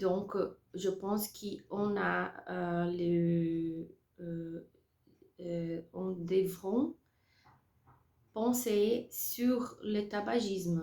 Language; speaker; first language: French; non-native, learner; Portuguese